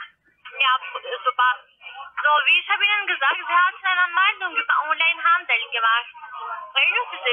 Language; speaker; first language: German; non-native, learner; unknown